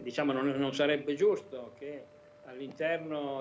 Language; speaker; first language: Italian; native; Italian